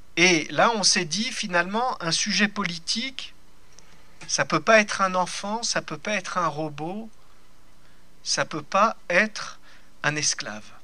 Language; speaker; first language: French; native; French